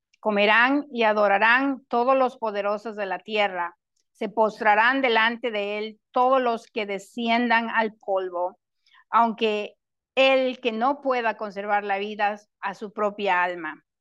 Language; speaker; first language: Spanish; non-native, local second language; English